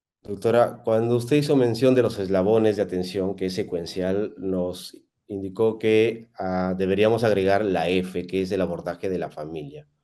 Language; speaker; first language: Spanish; native; Spanish